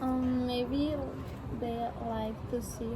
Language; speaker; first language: English; non-native, learner; Spanish